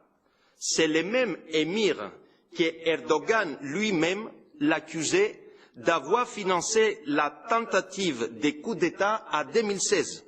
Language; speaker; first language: French; non-native, fluent; Greek